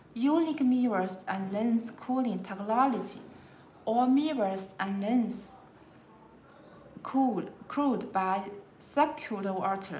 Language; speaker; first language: English; non-native, learner; Chinese